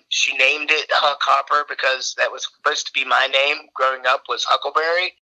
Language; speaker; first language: English; native; English